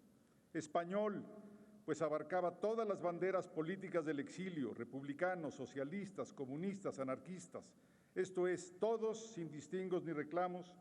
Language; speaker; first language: Spanish; native; Spanish